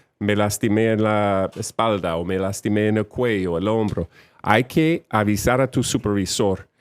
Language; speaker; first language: Spanish; non-native, fluent; English